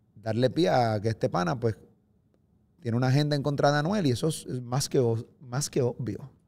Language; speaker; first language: Spanish; native; Spanish